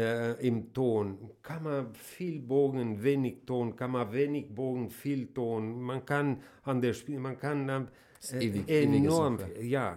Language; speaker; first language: German; non-native, fluent; Romanian